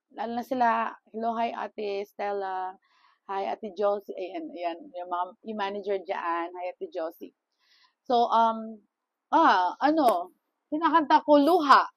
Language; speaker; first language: Filipino; non-native, local second language; Cebuano